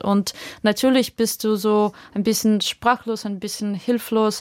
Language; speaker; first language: German; non-native, fluent; Russian